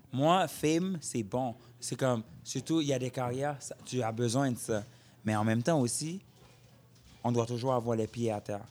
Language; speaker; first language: French; non-native, local second language; Haitian Creole